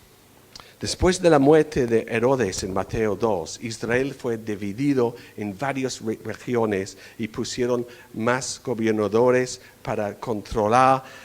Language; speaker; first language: Spanish; non-native, fluent; English